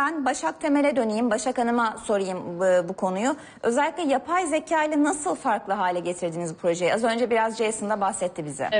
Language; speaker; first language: Turkish; native; Turkish